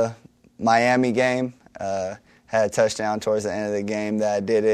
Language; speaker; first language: English; native; English